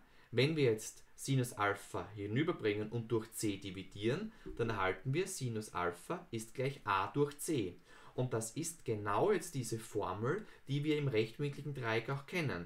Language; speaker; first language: German; native; German